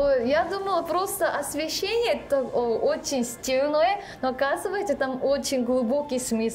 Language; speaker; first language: Russian; non-native, fluent; Korean